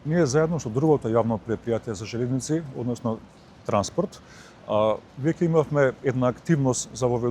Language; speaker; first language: Macedonian; native; Macedonian